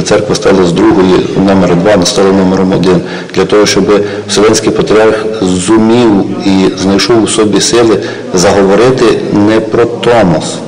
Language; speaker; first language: Ukrainian; native; Ukrainian